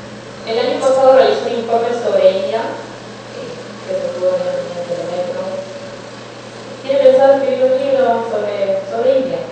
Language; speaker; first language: Spanish; native; Spanish